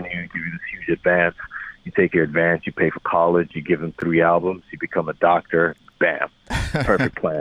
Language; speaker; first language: English; non-native, local second language; Yoruba